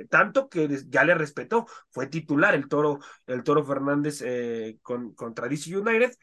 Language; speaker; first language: Spanish; native; Spanish